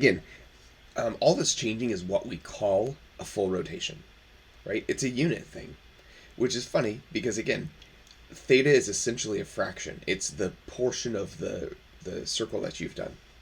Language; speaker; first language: English; native; English